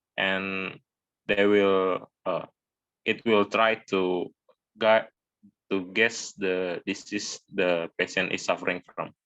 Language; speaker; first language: English; non-native, learner; Indonesian